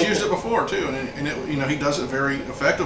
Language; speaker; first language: English; native; English